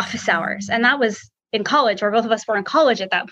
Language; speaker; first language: English; native; English